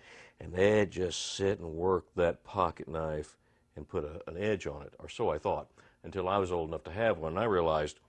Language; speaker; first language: English; native; English